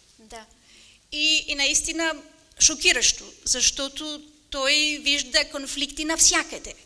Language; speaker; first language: Bulgarian; non-native, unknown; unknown